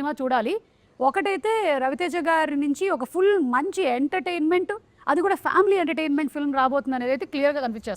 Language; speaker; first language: Telugu; non-native, local second language; Malayalam